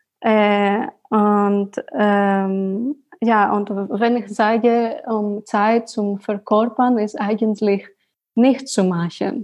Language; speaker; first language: German; non-native, learner; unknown